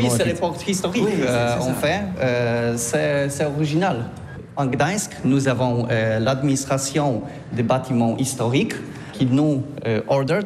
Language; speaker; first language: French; non-native, learner; Polish